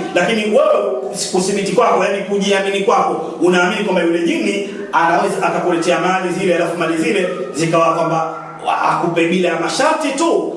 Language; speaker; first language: Swahili; native; Swahili